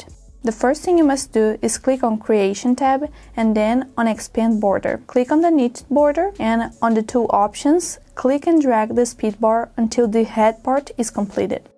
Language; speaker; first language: English; non-native, fluent; Portuguese